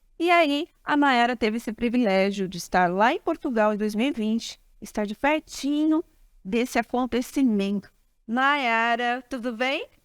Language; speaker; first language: Portuguese; native; Portuguese